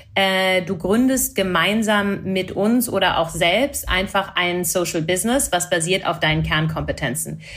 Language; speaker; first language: German; non-native, fluent; English